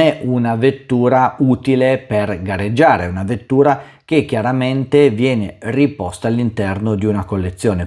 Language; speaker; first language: Italian; native; Italian